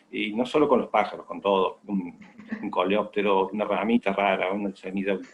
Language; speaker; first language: Spanish; native; Spanish